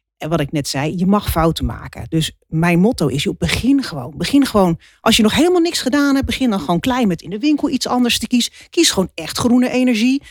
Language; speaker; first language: Dutch; native; Dutch